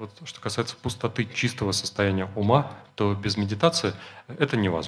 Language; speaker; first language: Russian; native; Russian